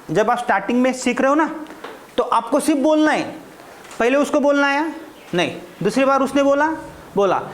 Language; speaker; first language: Hindi; non-native, local second language; Marathi